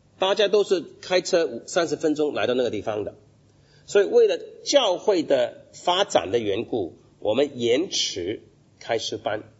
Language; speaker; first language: Chinese; non-native, local second language; Cantonese